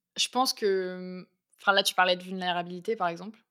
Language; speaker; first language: French; native; French